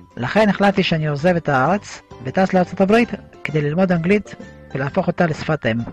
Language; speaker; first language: Hebrew; early bilingual, other home language; Russian